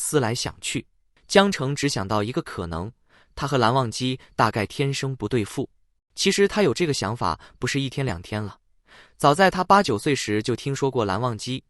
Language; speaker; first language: Chinese; native; Chinese